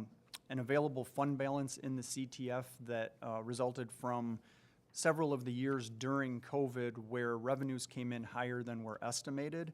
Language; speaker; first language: English; native; English